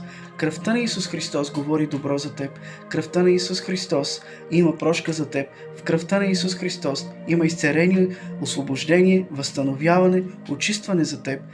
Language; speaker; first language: Bulgarian; native; Bulgarian